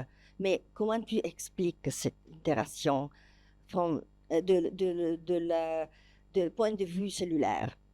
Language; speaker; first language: French; non-native, learner; Italian